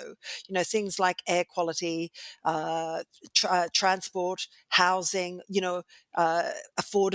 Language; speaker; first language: English; native; English